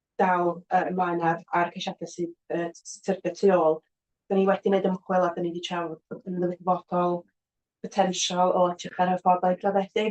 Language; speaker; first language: Welsh; native; Welsh